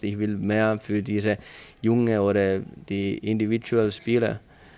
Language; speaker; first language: German; non-native, learner; Finnish